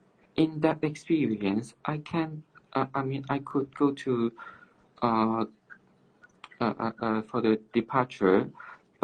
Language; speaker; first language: English; non-native, learner; Cantonese